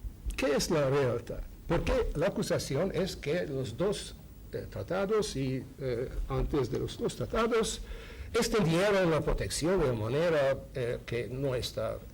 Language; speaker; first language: Spanish; non-native, fluent; Hungarian